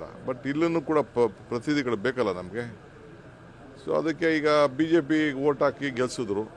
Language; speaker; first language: Kannada; native; Kannada